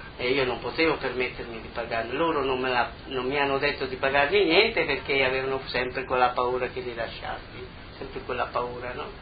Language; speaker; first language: Italian; native; Italian